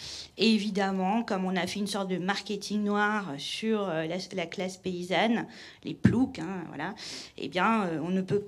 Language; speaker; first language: French; native; French